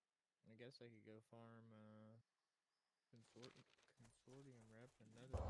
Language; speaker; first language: English; native; English